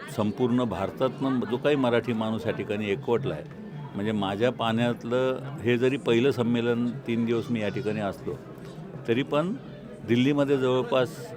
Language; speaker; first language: Marathi; native; Marathi